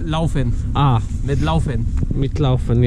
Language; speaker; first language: German; non-native, learner; Polish